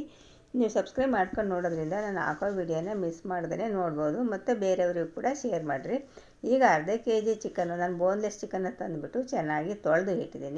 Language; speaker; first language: Kannada; native; Kannada